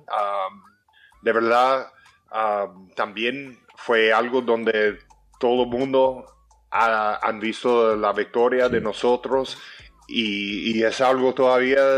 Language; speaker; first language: Spanish; early bilingual, heritage; English